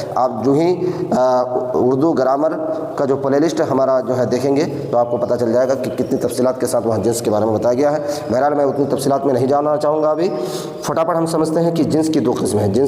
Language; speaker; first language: Urdu; native; Urdu